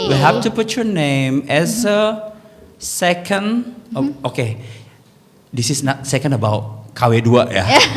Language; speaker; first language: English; non-native, learner; Indonesian